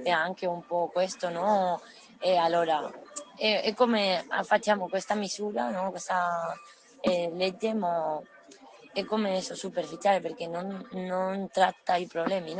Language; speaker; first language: Italian; non-native, learner; Spanish